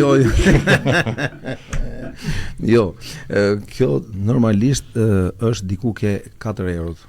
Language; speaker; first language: Albanian; native; Albanian